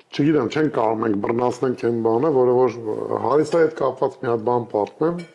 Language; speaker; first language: Armenian; native; Armenian